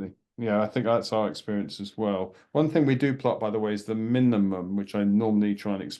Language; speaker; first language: English; native; English